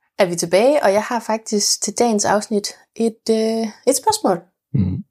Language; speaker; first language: Danish; early bilingual, other home language; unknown